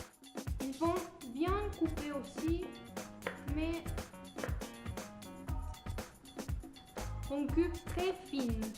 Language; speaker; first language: French; non-native, learner; Spanish